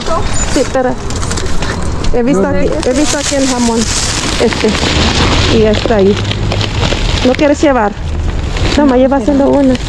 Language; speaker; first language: Spanish; non-native, learner; Filipino